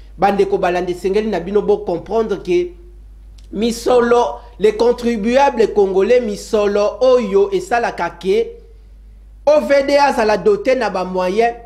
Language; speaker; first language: Lingala; native; Lingala